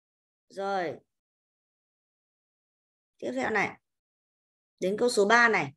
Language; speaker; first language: Vietnamese; native; Vietnamese